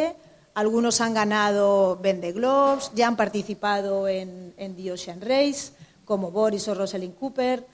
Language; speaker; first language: Spanish; native; Spanish